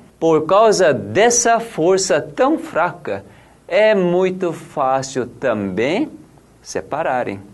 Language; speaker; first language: Portuguese; non-native, fluent; Korean